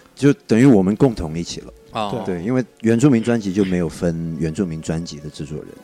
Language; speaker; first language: Chinese; non-native, local second language; Cantonese